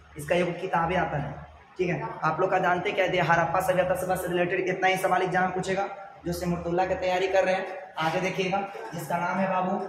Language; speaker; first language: Hindi; native; Hindi